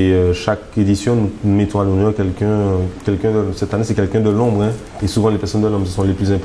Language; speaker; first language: French; native; French